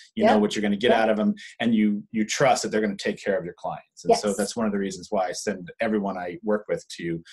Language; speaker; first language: English; native; English